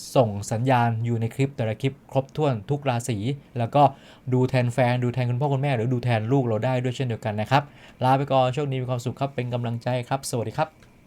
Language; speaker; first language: Thai; native; Thai